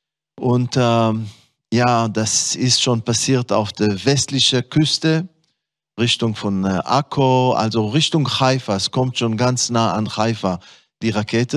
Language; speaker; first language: German; non-native, fluent; Hebrew